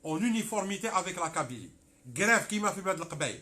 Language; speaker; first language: French; non-native, local second language; Arabic